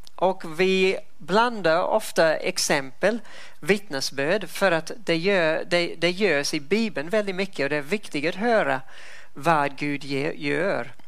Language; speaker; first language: Swedish; non-native, fluent; English